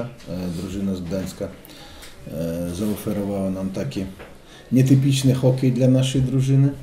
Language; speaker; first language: Polish; non-native, fluent; Russian